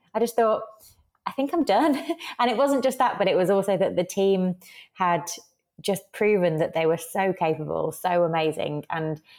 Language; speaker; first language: English; native; English